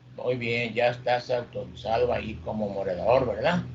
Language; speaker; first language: Spanish; native; Spanish